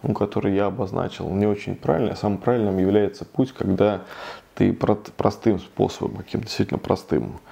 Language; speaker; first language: Russian; native; Russian